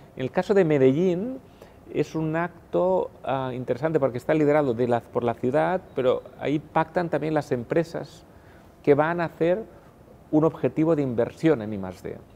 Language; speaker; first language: Spanish; non-native, local second language; Catalan